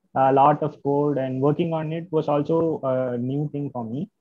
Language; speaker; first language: English; non-native, local second language; Tamil